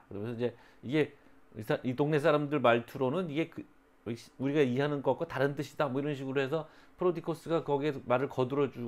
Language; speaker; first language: Korean; native; Korean